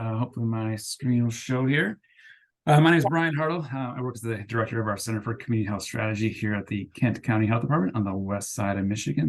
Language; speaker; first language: English; native; English